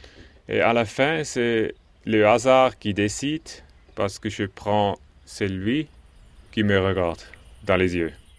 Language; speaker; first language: French; non-native, local second language; German